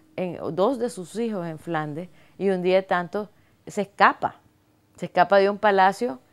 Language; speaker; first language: Spanish; native; Spanish